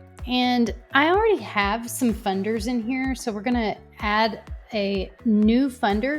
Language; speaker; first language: English; native; English